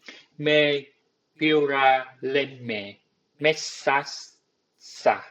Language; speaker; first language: Finnish; non-native, learner; Vietnamese